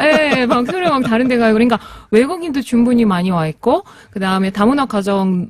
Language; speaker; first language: Korean; non-native, fluent; Russian